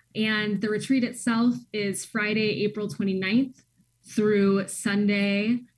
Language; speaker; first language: English; native; English